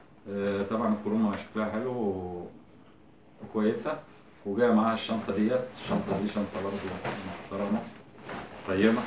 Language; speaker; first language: Arabic; native; Arabic